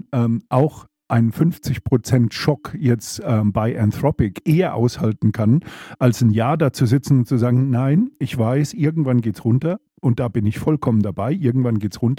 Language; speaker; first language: German; native; German